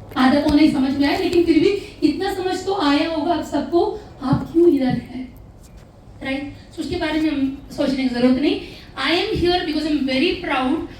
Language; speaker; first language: Hindi; non-native, local second language; Malayalam